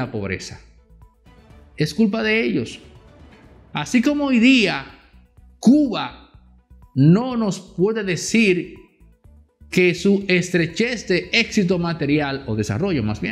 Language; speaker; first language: Spanish; native; Spanish